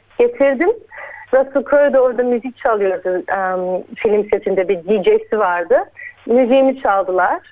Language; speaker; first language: Turkish; early bilingual, heritage; Turkish